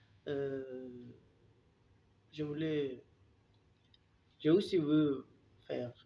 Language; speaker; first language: French; non-native, learner; Turkish